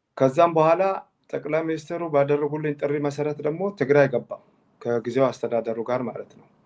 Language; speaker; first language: Amharic; non-native, local second language; Tigrinya